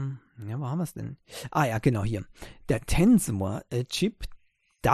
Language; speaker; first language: German; native; German